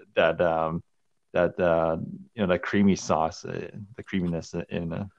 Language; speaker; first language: English; native; English